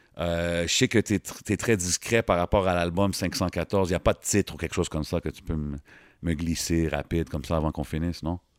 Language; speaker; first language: French; early bilingual, other home language; Arabic